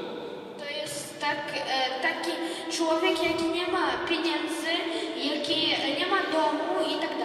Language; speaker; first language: Polish; non-native, fluent; Ukrainian